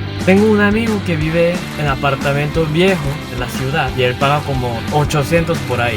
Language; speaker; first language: Spanish; non-native, learner; Korean